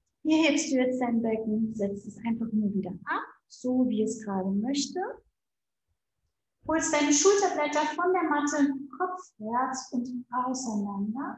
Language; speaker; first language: German; native; German